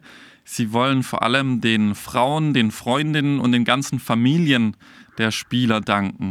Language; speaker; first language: German; native; German